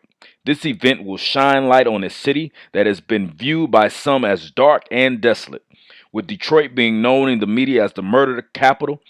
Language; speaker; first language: English; native; English